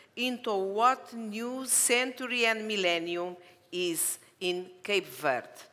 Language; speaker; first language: English; non-native, learner; Portuguese